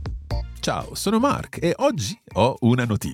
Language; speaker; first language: Italian; non-native, fluent; English